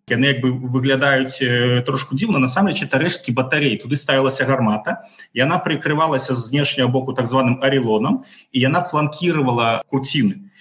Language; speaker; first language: Belarusian; non-native, local second language; Russian